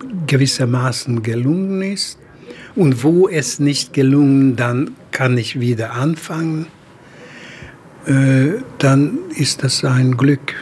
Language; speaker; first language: German; non-native, fluent; Hungarian